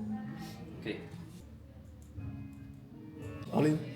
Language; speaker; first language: English; non-native, fluent; Polish